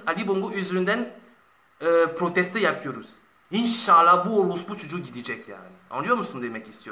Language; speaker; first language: Turkish; non-native, learner; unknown